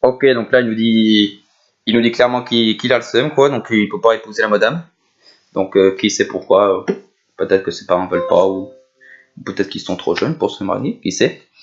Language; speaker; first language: French; native; French